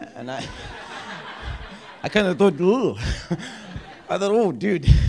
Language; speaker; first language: English; non-native, local second language; Shona